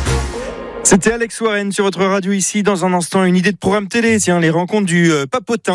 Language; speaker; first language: French; native; French